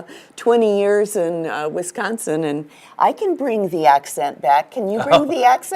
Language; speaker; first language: English; native; English